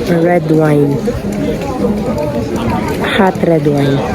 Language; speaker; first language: English; non-native, local second language; Filipino